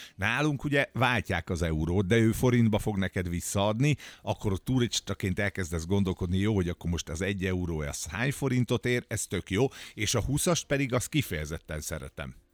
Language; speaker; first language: Hungarian; native; Hungarian